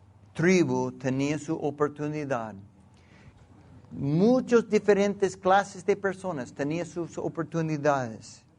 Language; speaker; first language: Spanish; non-native, learner; English